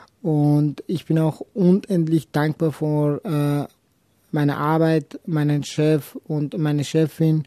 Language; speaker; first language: German; non-native, local second language; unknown